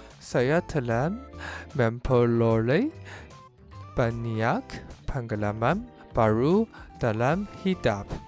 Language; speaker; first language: Malay; non-native, learner; Chinese